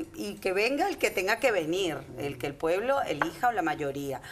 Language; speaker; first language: Spanish; native; Spanish